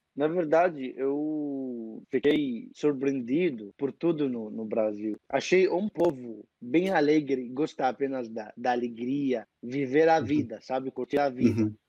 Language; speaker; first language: Portuguese; non-native, fluent; Arabic